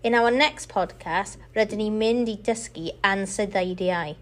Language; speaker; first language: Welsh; non-native, local second language; English